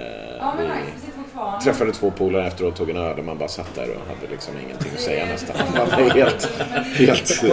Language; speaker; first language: Swedish; native; Swedish